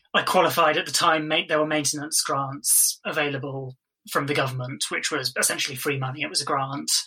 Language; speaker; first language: English; native; English